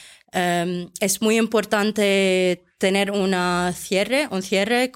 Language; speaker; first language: Spanish; non-native, fluent; Arabic